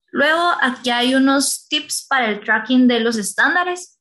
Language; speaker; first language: Spanish; native; Spanish